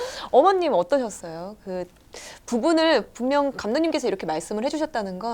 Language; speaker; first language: Korean; native; Korean